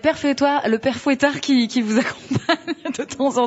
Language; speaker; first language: French; native; French